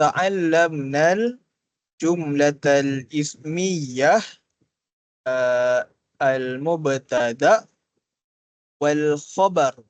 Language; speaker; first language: Arabic; non-native, learner; Malay